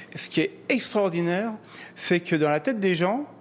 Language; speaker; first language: French; native; French